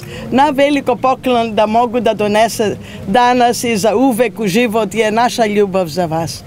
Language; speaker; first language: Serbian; non-native, learner; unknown